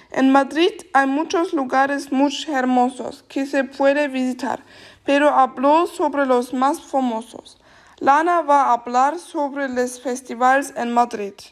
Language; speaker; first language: Spanish; non-native, learner; German